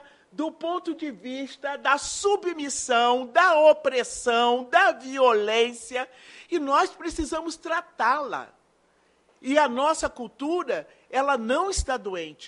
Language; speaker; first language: Portuguese; native; Portuguese